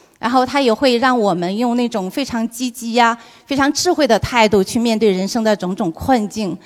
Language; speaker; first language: Chinese; native; Chinese